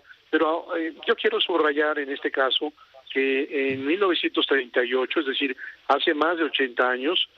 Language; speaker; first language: Spanish; native; Spanish